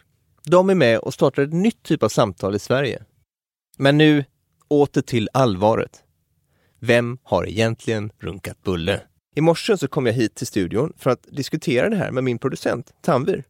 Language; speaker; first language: Swedish; native; Swedish